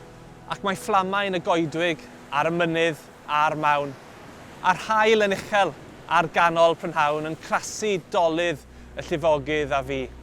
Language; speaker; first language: Welsh; native; Welsh